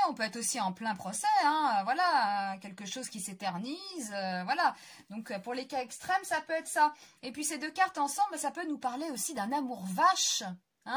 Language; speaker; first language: French; native; French